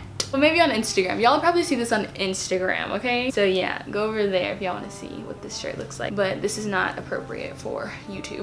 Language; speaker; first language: English; native; English